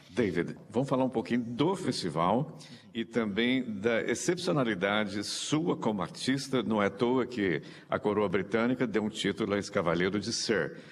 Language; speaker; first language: Portuguese; native; Portuguese